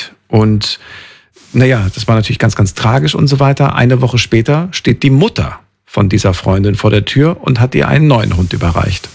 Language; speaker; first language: German; native; German